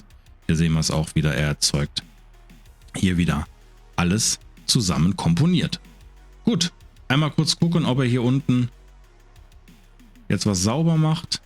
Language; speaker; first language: German; native; German